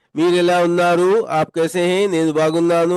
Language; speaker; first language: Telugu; non-native, local second language; Urdu